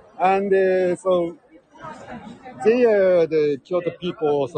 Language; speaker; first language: English; non-native, learner; Japanese